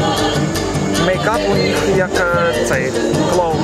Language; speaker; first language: Ukrainian; non-native, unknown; English